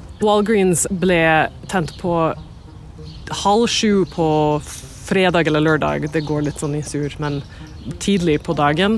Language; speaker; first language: Norwegian; non-native, fluent; English